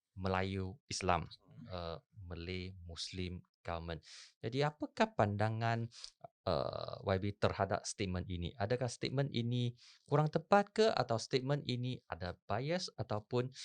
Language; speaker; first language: Malay; non-native, local second language; Chinese